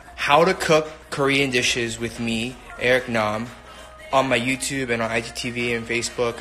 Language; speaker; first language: English; early bilingual, other home language; Korean